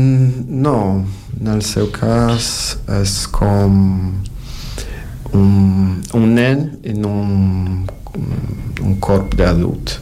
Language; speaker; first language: Catalan; non-native, learner; Portuguese